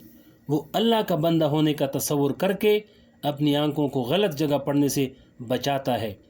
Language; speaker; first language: Urdu; native; Urdu